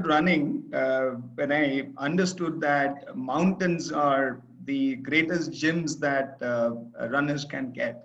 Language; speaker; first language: English; non-native, local second language; Tamil